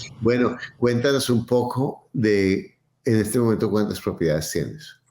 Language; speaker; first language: Spanish; native; Spanish